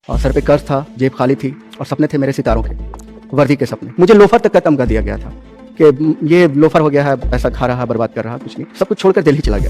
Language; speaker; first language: Hindi; native; Hindi